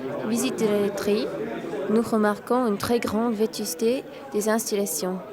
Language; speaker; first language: French; native; French